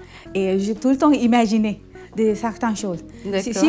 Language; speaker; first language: French; non-native, learner; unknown